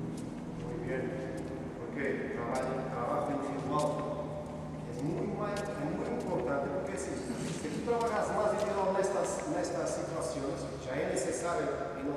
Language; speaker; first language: Spanish; non-native, learner; Portuguese